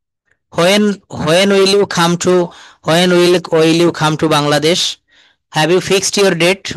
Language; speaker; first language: English; non-native, fluent; Bangla